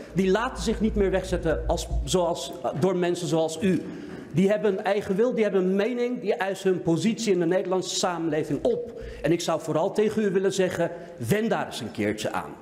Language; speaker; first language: Dutch; early bilingual, other home language; Turkish